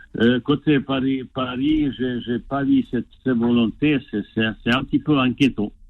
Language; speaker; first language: French; non-native, fluent; Bosnian